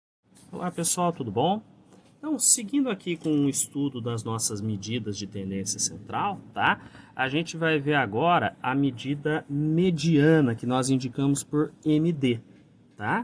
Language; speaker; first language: Portuguese; native; Portuguese